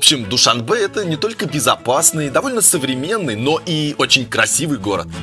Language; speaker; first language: Russian; native; Russian